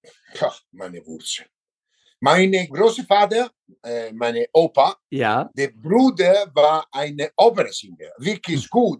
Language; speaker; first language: German; non-native, learner; Italian